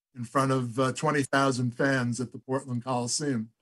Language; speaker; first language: English; native; English